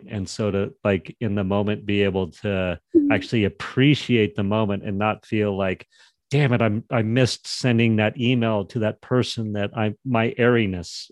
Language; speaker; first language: English; native; English